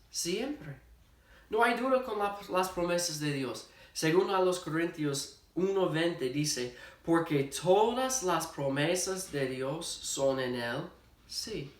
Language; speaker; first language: Spanish; non-native, fluent; English